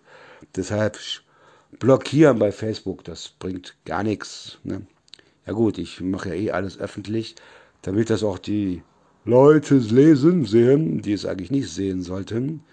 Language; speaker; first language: German; native; German